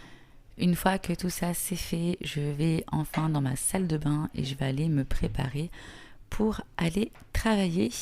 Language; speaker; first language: French; native; French